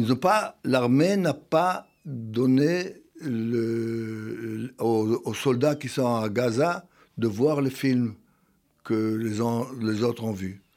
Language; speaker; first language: French; non-native, fluent; Hebrew